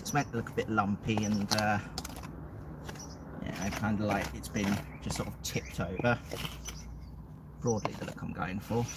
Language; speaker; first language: English; native; English